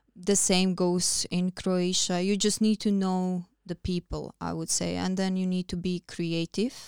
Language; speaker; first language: English; non-native, fluent; Croatian